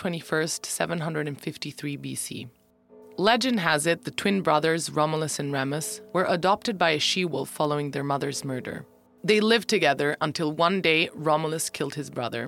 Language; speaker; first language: English; non-native, fluent; Italian